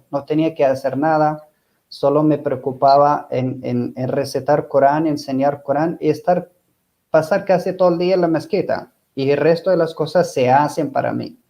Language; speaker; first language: Spanish; non-native, fluent; Arabic